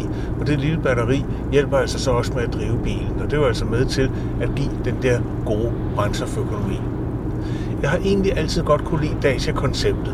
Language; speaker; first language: Danish; native; Danish